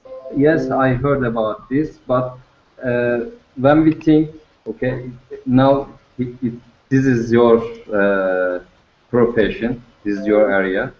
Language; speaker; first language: English; non-native, learner; Turkish